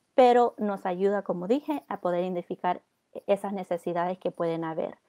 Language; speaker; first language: Spanish; early bilingual, heritage; Spanish